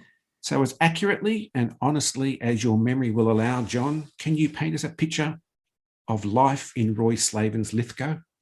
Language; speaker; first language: English; native; English